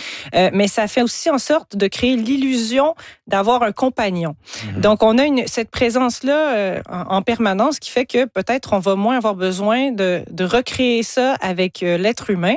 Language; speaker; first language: French; native; French